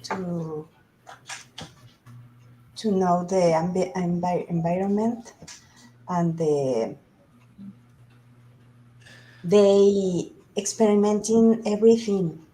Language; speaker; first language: English; non-native, learner; Spanish